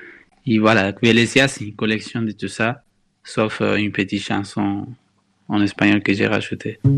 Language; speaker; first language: French; non-native, fluent; Spanish